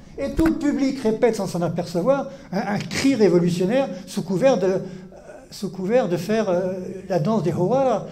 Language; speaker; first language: French; native; French